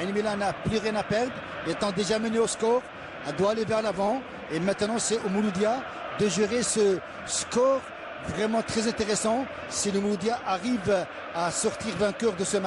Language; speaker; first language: French; non-native, local second language; Arabic